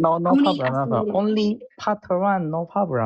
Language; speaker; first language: English; non-native, learner; Korean